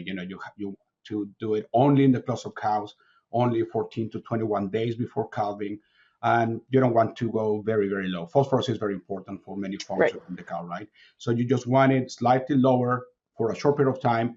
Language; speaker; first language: English; non-native, fluent; Spanish